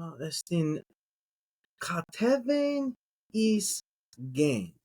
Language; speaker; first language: Greek; non-native, learner; English